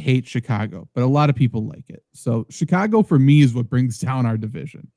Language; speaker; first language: English; native; English